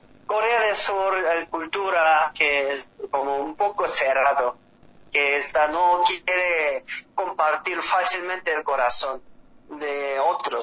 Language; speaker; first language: Spanish; non-native, learner; Korean